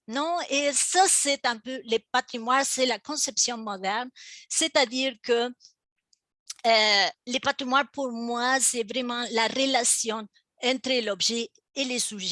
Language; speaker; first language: French; non-native, fluent; Spanish